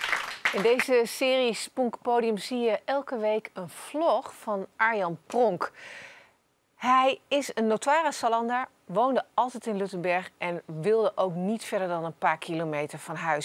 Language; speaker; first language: Dutch; native; Dutch